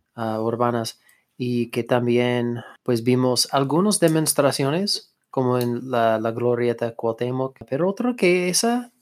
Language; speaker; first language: Spanish; non-native, fluent; English